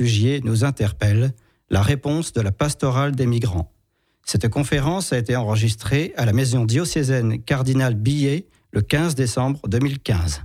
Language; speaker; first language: French; native; French